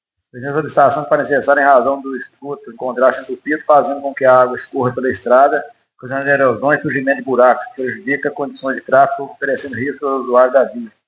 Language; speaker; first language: Portuguese; native; Portuguese